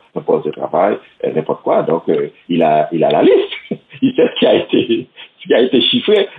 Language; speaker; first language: French; non-native, local second language; Haitian Creole